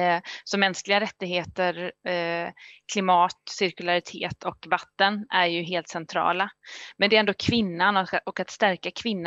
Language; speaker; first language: Swedish; native; Swedish